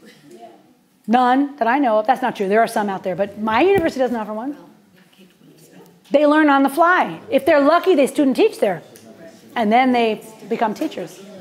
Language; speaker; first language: English; native; English